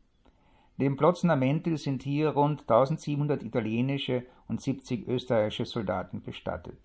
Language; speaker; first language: German; native; German